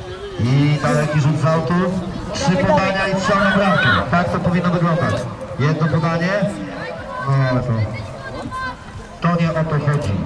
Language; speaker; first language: Polish; native; Polish